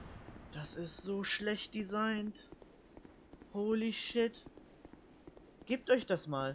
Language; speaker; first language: German; native; German